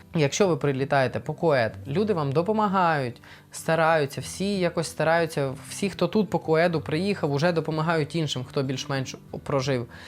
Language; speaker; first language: Ukrainian; non-native, local second language; Russian